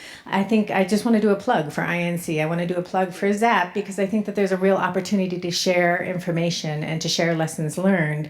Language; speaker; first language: English; native; English